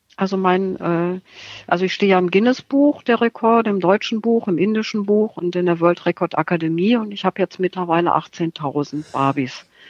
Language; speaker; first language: German; native; German